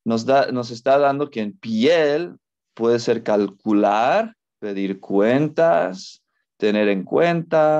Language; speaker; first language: Spanish; non-native, fluent; English